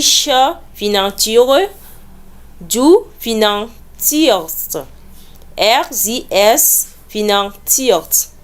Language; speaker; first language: German; non-native, learner; French